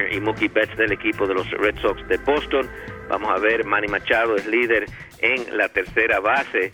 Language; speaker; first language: Spanish; native; Spanish